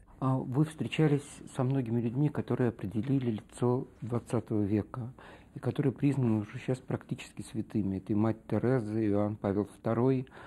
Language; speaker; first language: Russian; native; Russian